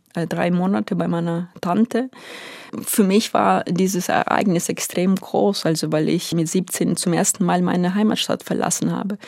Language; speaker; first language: German; non-native, fluent; Ukrainian